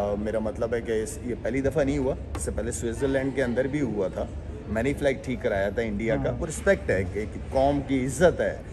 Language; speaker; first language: Urdu; non-native, local second language; Pashto